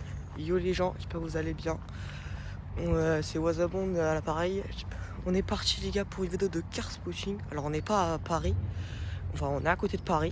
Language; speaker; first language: French; native; French